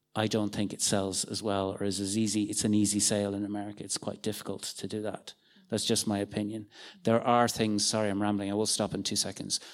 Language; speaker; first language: English; native; English